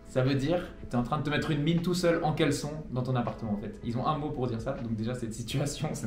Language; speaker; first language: French; native; French